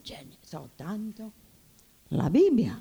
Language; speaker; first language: Italian; early bilingual, heritage; Italian